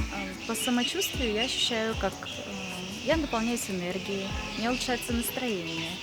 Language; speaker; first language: Russian; native; Russian